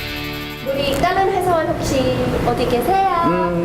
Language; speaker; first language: Korean; non-native, learner; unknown